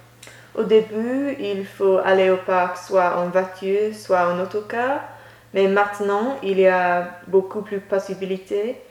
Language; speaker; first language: French; non-native, learner; English